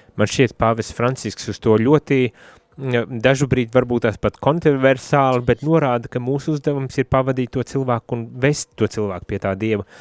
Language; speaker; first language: Latvian; native; Latvian